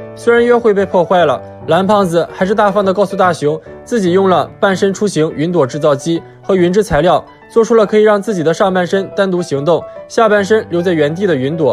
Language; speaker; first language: Chinese; native; Chinese